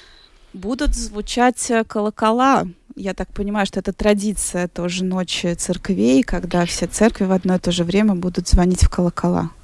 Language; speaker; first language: Russian; native; Russian